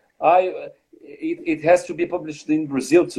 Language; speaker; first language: English; non-native, fluent; Portuguese